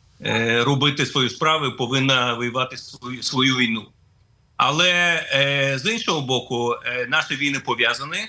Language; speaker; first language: Ukrainian; non-native, fluent; Russian